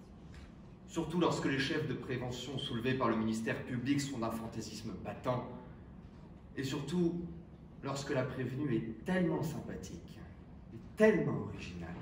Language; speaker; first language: French; native; French